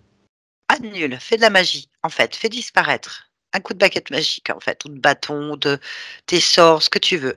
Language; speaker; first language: French; native; French